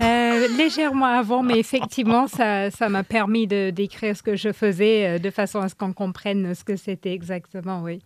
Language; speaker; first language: French; native; French